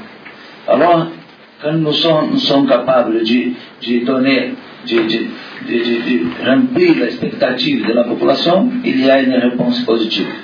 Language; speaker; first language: French; non-native, learner; Portuguese